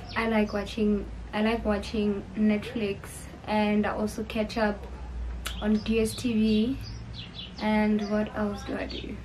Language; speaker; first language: English; non-native, local second language; Northern Sotho